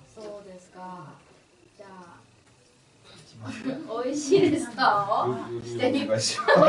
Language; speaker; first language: Japanese; non-native, learner; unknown